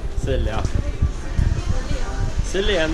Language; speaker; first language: Swedish; native; Swedish